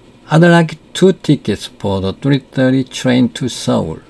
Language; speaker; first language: English; non-native, fluent; Korean